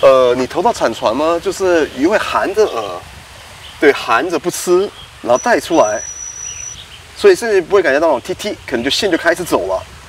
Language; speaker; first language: Chinese; native; Chinese